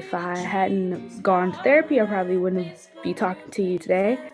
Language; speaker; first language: English; native; English